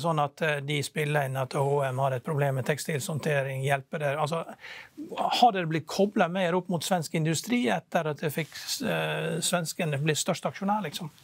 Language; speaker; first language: Norwegian; native; Norwegian